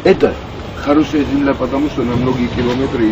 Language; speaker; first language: Russian; non-native, fluent; Georgian